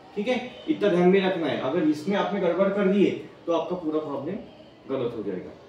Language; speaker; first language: Hindi; non-native, local second language; Marathi